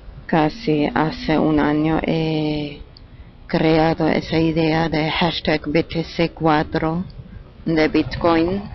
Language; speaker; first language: Spanish; non-native, fluent; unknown